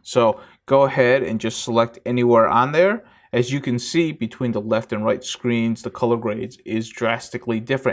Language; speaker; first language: English; native; English